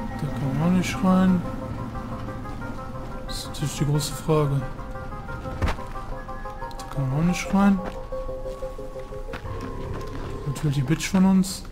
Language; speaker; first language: German; native; German